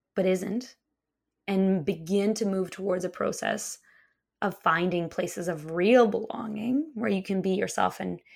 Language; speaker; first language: English; early bilingual, other home language; Russian